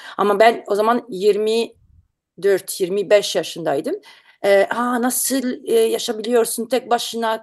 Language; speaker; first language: Turkish; non-native, learner; Italian